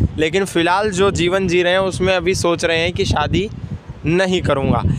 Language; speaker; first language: Hindi; native; Hindi